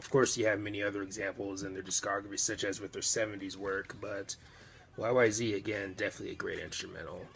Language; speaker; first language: English; native; English